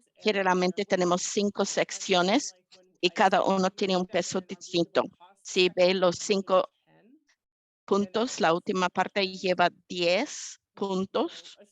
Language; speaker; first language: Spanish; non-native, fluent; English